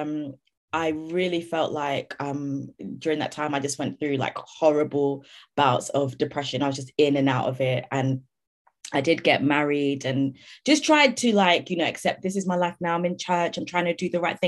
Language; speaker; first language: English; native; English